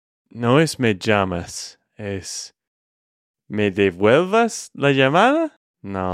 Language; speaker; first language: Spanish; non-native, fluent; English